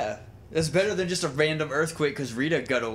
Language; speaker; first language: English; native; English